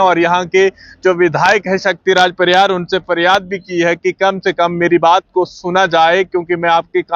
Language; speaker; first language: Hindi; native; Hindi